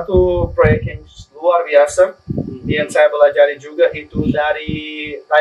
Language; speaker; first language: Indonesian; non-native, learner; Spanish